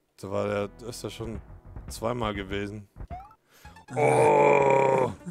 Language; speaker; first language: German; native; German